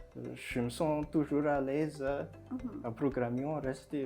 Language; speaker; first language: French; non-native, local second language; Malagasy